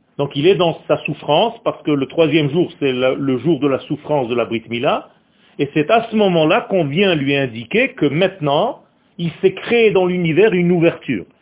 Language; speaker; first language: French; non-native, fluent; Hebrew